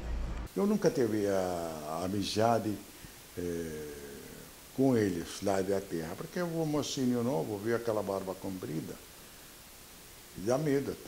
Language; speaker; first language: Portuguese; non-native, local second language; Arabic